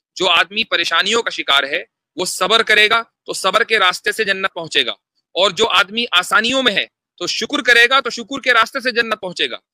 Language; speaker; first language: Hindi; native; Hindi